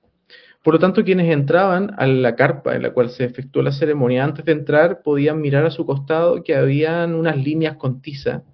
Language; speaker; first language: Spanish; native; Spanish